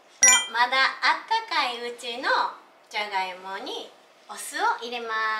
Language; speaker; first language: Japanese; native; Japanese